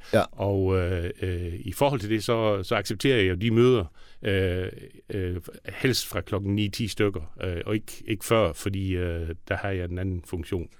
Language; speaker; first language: Danish; native; Danish